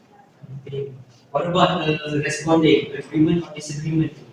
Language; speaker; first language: English; non-native, learner; Indonesian